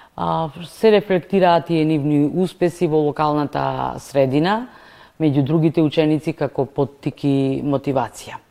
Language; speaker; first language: Macedonian; native; Macedonian